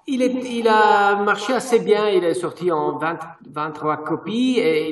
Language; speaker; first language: French; non-native, fluent; Italian